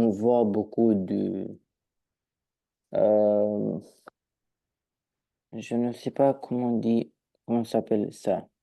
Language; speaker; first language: French; non-native, learner; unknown